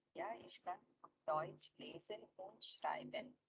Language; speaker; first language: German; non-native, learner; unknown